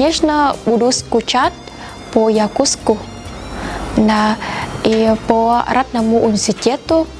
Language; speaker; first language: Russian; non-native, fluent; Vietnamese